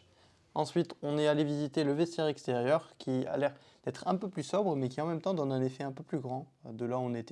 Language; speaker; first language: French; native; French